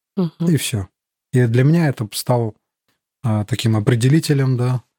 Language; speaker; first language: Russian; native; Russian